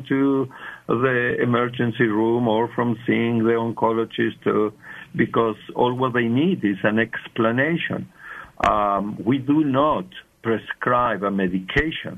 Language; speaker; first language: English; non-native, fluent; Spanish